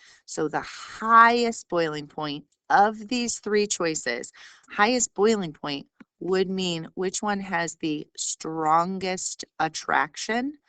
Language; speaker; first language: English; native; English